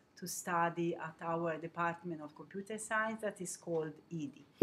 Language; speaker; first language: English; non-native, fluent; Italian